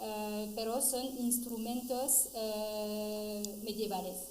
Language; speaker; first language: Spanish; non-native, fluent; French